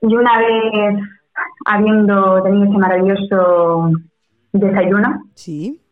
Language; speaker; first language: Spanish; non-native, local second language; Basque